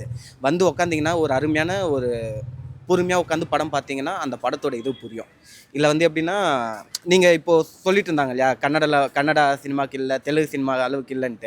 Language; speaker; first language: Tamil; native; Tamil